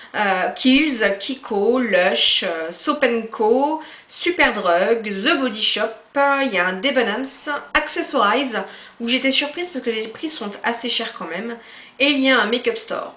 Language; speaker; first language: French; native; French